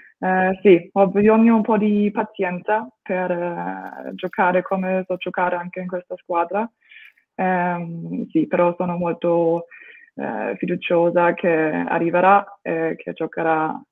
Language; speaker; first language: Italian; non-native, fluent; German